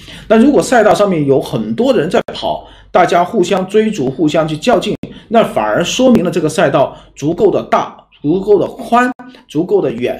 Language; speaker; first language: Chinese; native; Chinese